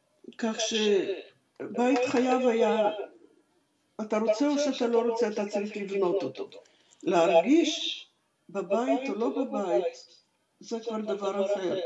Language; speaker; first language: Hebrew; non-native, fluent; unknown